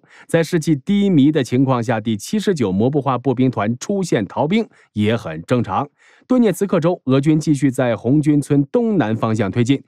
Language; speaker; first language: Chinese; native; Chinese